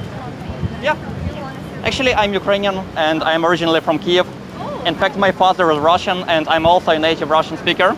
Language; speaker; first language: English; non-native, fluent; Russian